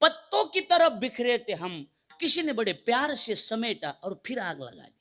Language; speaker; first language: Hindi; non-native, local second language; Marathi